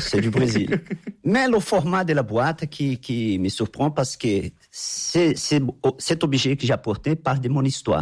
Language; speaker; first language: French; non-native, fluent; Portuguese